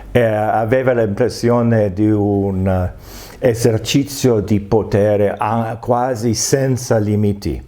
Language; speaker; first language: Italian; non-native, fluent; English